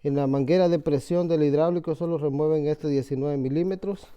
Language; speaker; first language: Spanish; native; Spanish